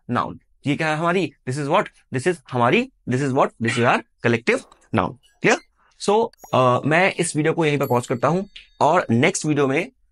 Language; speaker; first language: Hindi; native; Hindi